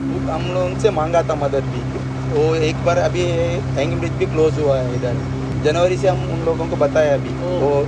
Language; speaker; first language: Hindi; non-native, local second language; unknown